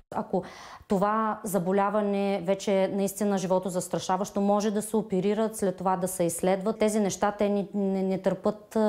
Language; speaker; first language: Bulgarian; non-native, fluent; Ukrainian